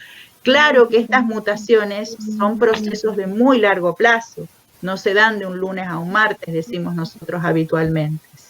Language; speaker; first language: Spanish; native; Spanish